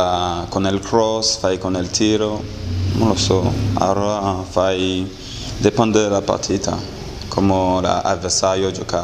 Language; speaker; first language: Italian; non-native, learner; French